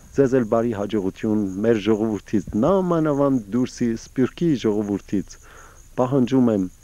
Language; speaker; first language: Armenian; early bilingual, heritage; Armenian